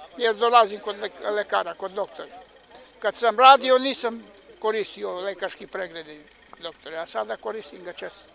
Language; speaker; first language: Serbian; native; Serbian